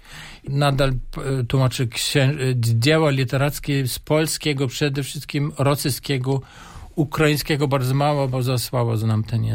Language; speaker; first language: Polish; non-native, fluent; German